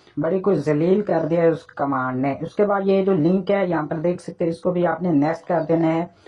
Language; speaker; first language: Urdu; non-native, local second language; Punjabi